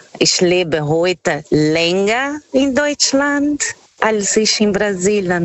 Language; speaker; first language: German; non-native, fluent; Portuguese